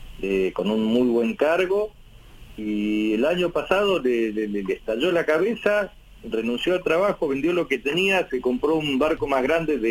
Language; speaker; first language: Spanish; native; Spanish